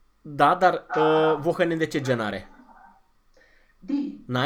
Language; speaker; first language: German; non-native, fluent; Romanian